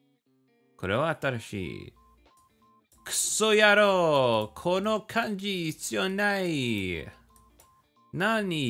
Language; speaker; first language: Japanese; non-native, learner; English